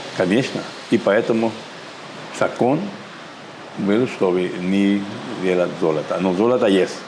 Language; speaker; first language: Russian; non-native, learner; Spanish